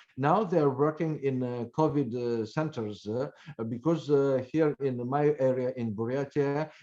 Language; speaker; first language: English; non-native, fluent; Russian